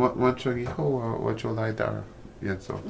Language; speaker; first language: Chinese; non-native, learner; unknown